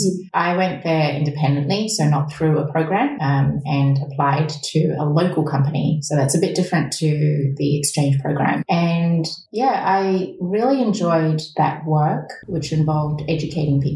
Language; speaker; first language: English; native; English